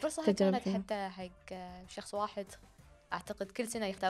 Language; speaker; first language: Arabic; native; Arabic